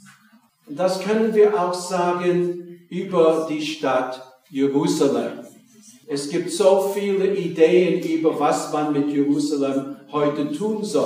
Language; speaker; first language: German; non-native, fluent; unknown